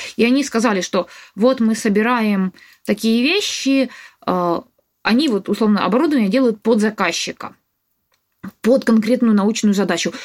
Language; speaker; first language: Russian; native; Russian